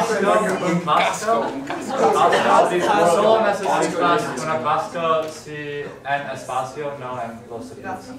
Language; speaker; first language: Spanish; non-native, learner; English